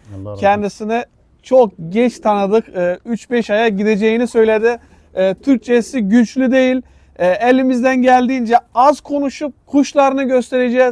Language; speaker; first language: Turkish; non-native, learner; Arabic